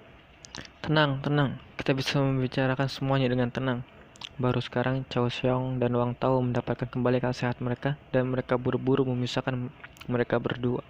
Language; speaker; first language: Indonesian; native; Indonesian